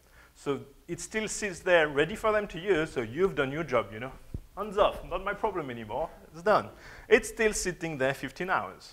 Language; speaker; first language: English; non-native, fluent; French